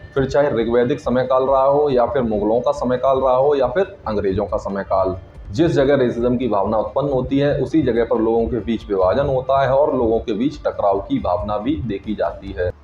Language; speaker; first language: Hindi; native; Hindi